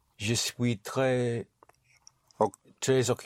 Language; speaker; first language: French; non-native, learner; English